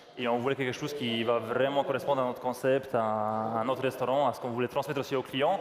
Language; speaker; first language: French; non-native, fluent; Polish